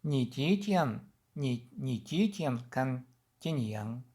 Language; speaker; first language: Chinese; non-native, learner; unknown